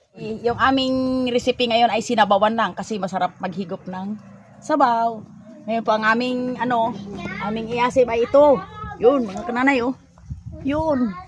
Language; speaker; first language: Filipino; non-native, local second language; Cebuano